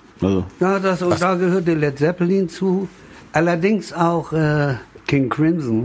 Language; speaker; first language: German; native; German